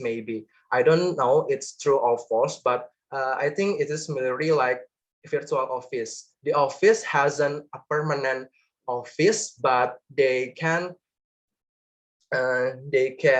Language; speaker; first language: English; non-native, learner; Indonesian